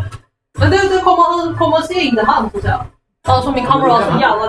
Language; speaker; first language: Swedish; non-native, learner; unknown